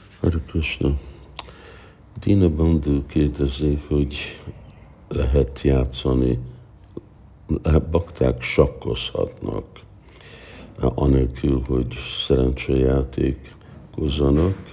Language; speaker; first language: Hungarian; early bilingual, heritage; Hungarian